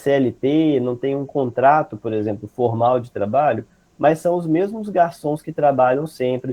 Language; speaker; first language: Portuguese; native; Portuguese